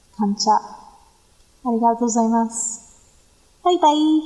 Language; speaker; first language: Japanese; non-native, learner; English